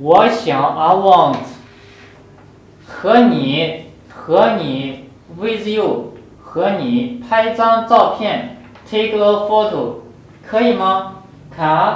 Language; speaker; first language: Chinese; non-native, fluent; Urdu